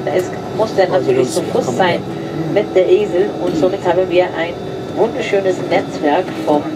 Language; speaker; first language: German; non-native, fluent; Spanish